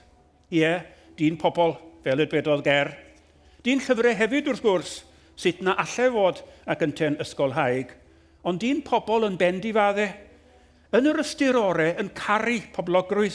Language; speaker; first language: Welsh; native; Welsh